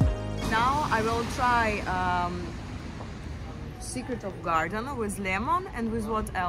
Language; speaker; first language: English; non-native, learner; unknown